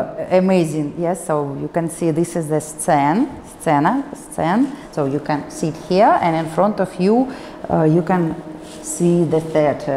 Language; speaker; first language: English; non-native, fluent; Russian